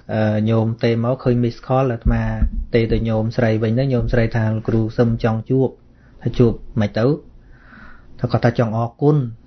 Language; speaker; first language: Khmer; native; Khmer